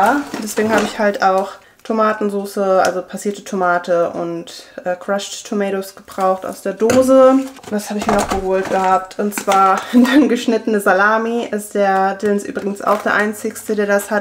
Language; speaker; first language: German; native; German